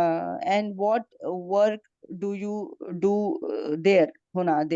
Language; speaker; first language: English; non-native, learner; Arabic